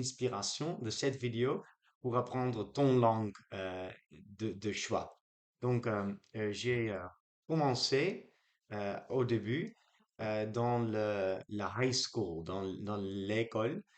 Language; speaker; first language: French; non-native, learner; Dutch